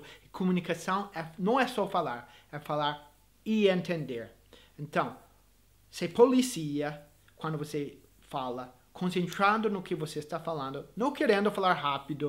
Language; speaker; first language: Portuguese; non-native, fluent; English